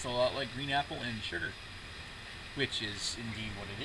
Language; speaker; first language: English; native; English